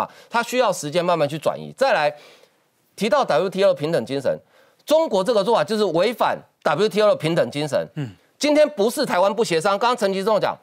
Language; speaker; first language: Chinese; native; Chinese